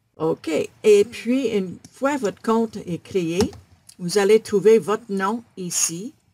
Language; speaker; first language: French; native; French